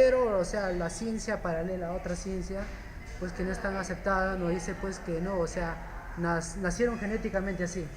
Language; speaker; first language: Spanish; native; Spanish